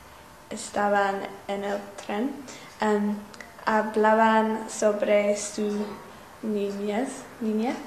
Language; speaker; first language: Spanish; non-native, learner; English